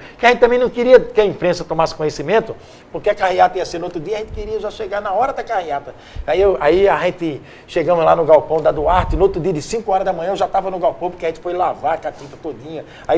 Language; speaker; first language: Portuguese; native; Portuguese